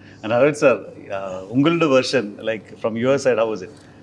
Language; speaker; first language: Tamil; non-native, learner; Malayalam